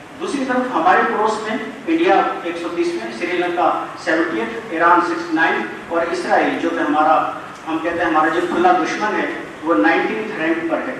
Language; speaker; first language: Urdu; non-native, local second language; Sindhi